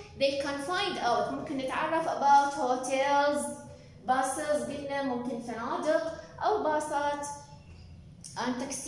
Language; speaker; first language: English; non-native, fluent; Arabic